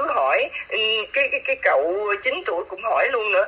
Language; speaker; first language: Vietnamese; native; Vietnamese